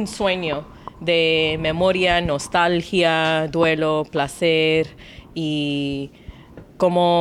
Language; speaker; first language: Spanish; non-native, learner; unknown